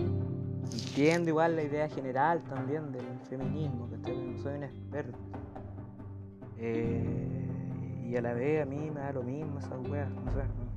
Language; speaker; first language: Spanish; native; Spanish